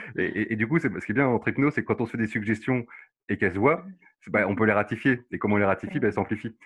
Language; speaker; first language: French; native; French